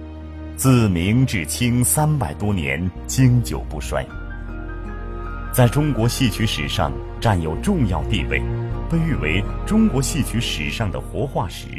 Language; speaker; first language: Chinese; native; Chinese